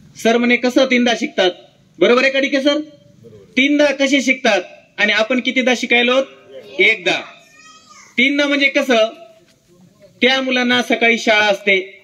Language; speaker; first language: Marathi; non-native, local second language; Urdu